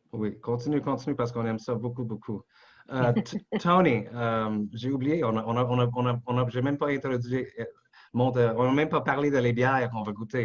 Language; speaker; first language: French; non-native, local second language; English